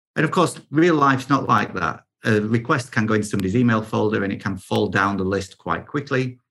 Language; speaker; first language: English; native; English